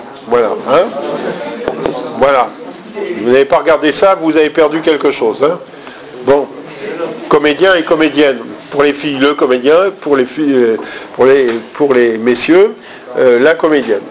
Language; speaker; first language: French; native; French